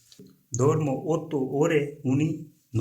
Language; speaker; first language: Italian; non-native, fluent; Urdu